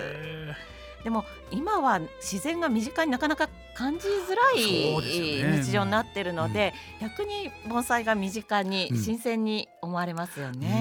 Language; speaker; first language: Japanese; native; Japanese